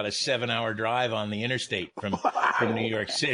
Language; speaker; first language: English; native; English